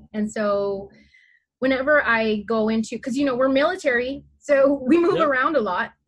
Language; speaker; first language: English; native; English